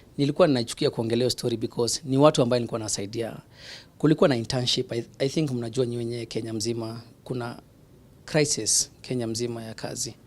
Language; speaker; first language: Swahili; non-native, local second language; Somali